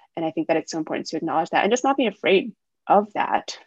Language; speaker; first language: English; early bilingual, other home language; Wu Chinese